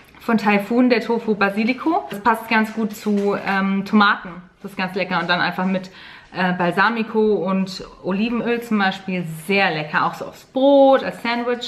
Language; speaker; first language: German; native; German